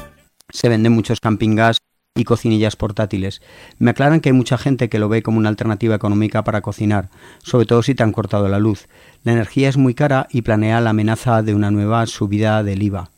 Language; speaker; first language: Spanish; native; Spanish